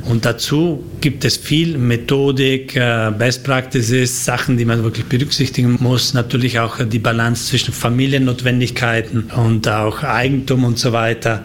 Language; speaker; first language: German; native; German